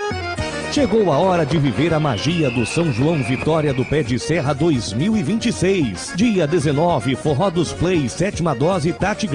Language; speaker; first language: Portuguese; native; Portuguese